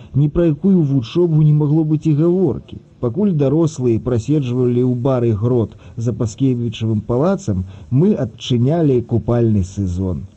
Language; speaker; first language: Belarusian; early bilingual, other home language; Russian